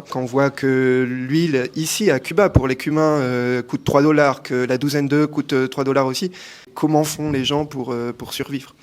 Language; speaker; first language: French; native; French